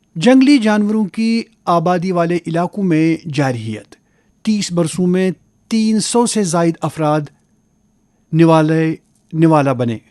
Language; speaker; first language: Urdu; non-native, local second language; Kashmiri